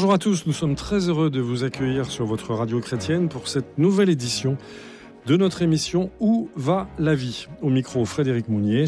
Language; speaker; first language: French; native; French